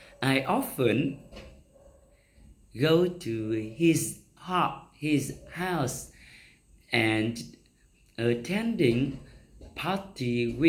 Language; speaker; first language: English; non-native, learner; Vietnamese